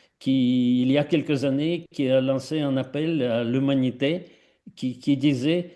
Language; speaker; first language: French; non-native, fluent; Russian